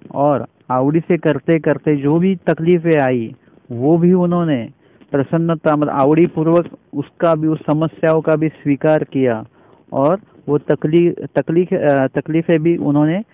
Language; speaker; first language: Hindi; non-native, local second language; Marathi